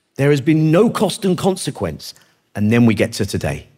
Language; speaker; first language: English; native; English